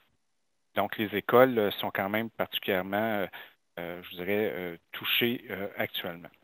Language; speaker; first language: French; native; French